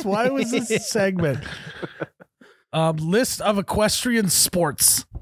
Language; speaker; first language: English; native; English